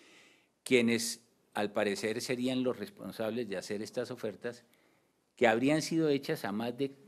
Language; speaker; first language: Spanish; native; Spanish